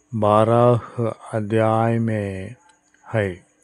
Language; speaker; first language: Hindi; non-native, local second language; Telugu